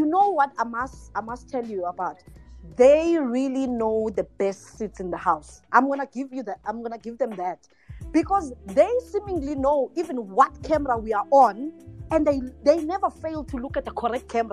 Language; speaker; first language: English; non-native, local second language; Zulu